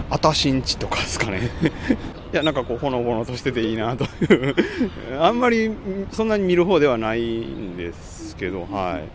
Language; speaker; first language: Japanese; native; Japanese